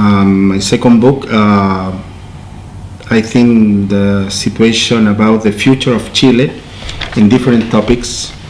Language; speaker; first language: English; non-native, learner; Spanish